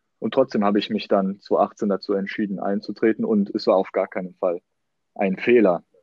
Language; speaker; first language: German; native; German